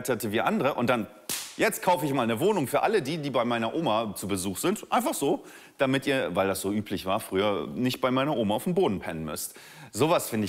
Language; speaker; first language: German; native; German